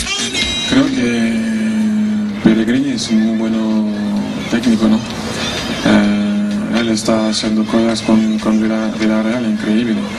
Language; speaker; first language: Spanish; non-native, fluent; French